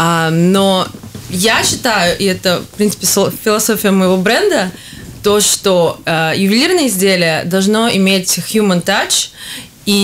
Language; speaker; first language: Russian; native; Russian